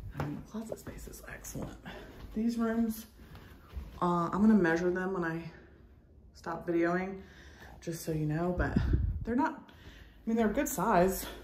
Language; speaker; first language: English; native; English